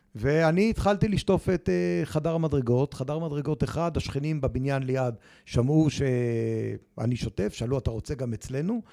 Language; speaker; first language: Hebrew; native; Hebrew